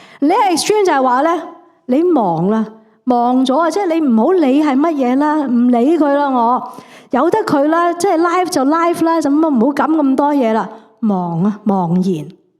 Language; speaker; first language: Cantonese; native; Cantonese